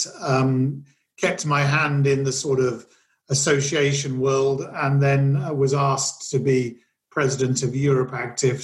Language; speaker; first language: English; native; English